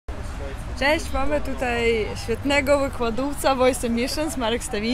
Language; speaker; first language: Polish; non-native, learner; Ukrainian